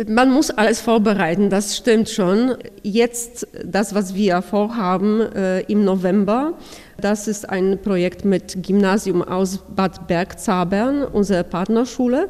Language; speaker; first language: German; non-native, fluent; Polish